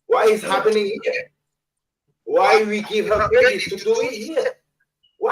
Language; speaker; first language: English; non-native, learner; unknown